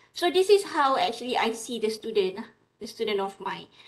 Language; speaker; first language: English; non-native, local second language; Malay